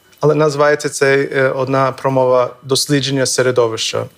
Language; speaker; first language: Ukrainian; non-native, fluent; English